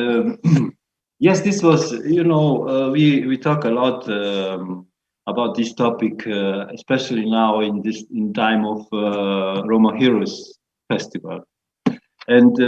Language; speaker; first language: English; non-native, fluent; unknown